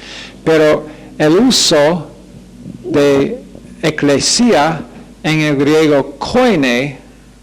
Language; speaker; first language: Spanish; non-native, fluent; English